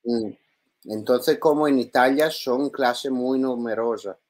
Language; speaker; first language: Spanish; non-native, learner; Italian